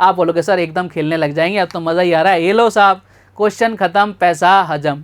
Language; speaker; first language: Hindi; native; Hindi